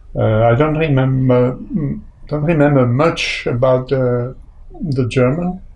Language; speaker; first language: English; non-native, fluent; French